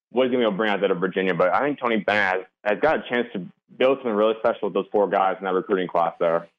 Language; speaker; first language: English; native; English